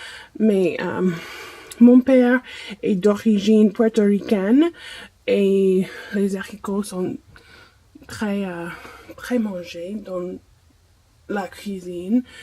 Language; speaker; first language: French; non-native, fluent; English